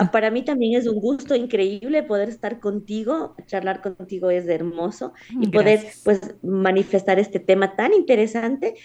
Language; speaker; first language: Spanish; native; Spanish